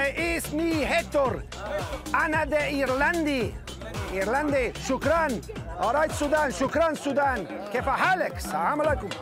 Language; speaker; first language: Arabic; non-native, learner; English